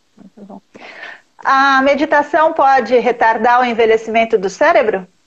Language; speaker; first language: Portuguese; native; Portuguese